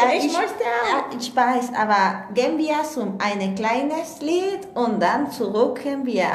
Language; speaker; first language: German; non-native, learner; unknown